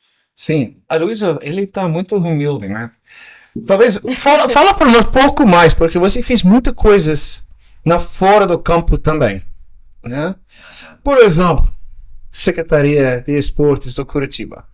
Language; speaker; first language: Portuguese; non-native, learner; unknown